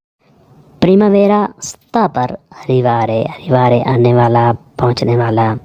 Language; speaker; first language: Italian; non-native, learner; Urdu